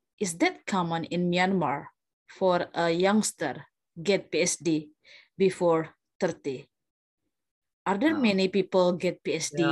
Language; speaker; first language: English; non-native, fluent; Indonesian